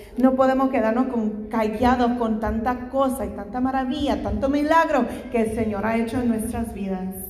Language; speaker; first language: Spanish; non-native, fluent; English